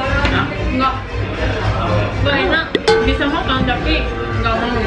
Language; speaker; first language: Indonesian; non-native, learner; Japanese